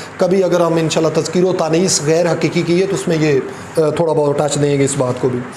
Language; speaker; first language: Urdu; non-native, local second language; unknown